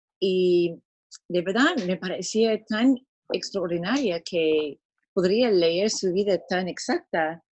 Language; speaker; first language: Spanish; non-native, fluent; English